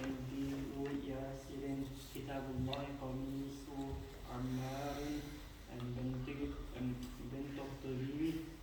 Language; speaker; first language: Arabic; non-native, learner; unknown